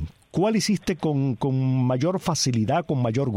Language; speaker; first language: Spanish; native; Spanish